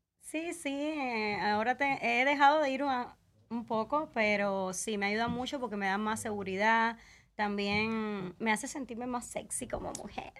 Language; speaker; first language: Spanish; native; Spanish